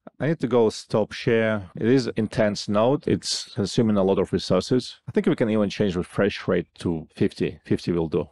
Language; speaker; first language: English; non-native, fluent; Russian